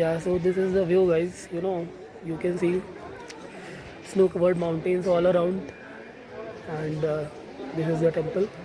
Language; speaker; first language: English; non-native, local second language; Hindi